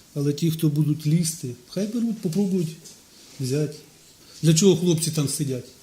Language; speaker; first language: Ukrainian; non-native, local second language; Russian